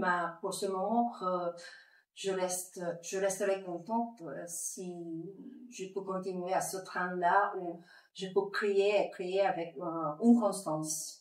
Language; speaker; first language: French; non-native, fluent; Filipino